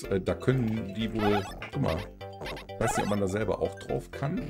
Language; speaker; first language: German; native; German